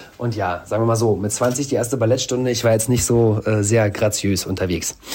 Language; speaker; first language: German; early bilingual, other home language; Russian